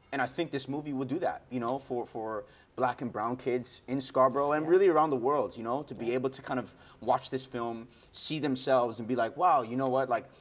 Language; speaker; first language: English; native; English